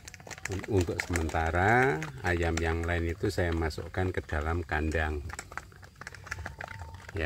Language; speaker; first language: Indonesian; native; Indonesian